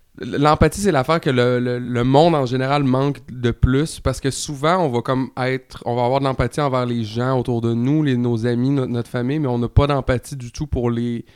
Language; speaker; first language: French; native; French